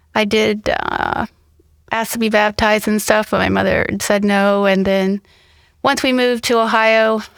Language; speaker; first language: English; native; English